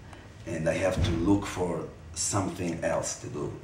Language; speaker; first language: English; non-native, fluent; Portuguese